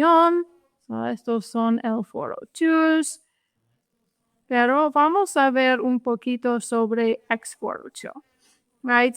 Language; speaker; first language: Spanish; non-native, fluent; English